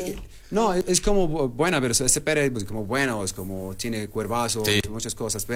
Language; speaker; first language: Spanish; non-native, learner; Arabic